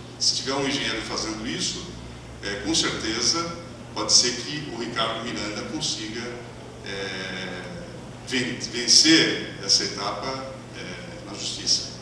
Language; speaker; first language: Portuguese; native; Portuguese